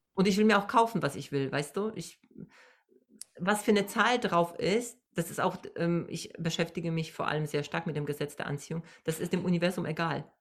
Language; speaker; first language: German; non-native, fluent; Polish